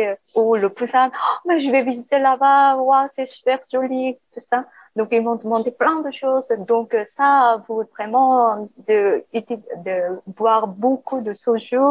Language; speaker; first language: French; non-native, learner; Korean